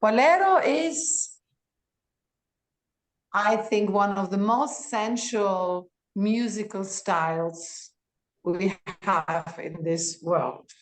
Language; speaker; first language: English; non-native, fluent; Greek